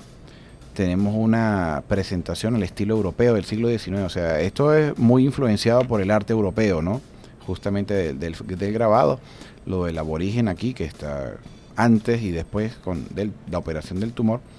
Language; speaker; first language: Spanish; native; Spanish